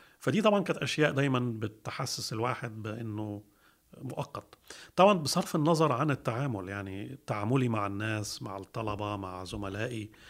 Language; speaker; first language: Arabic; early bilingual, heritage; Arabic